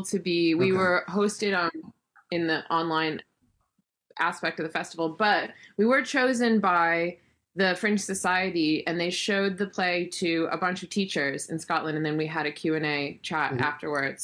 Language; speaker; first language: English; native; English